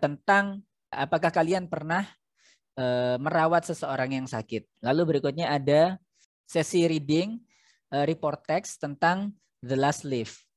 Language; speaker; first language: Indonesian; native; Indonesian